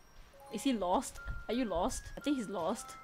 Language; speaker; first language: English; native; English